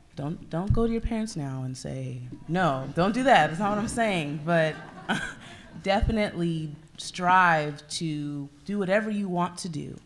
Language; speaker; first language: English; native; English